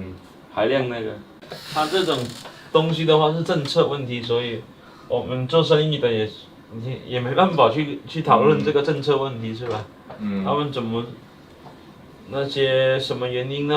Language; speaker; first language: Chinese; native; Chinese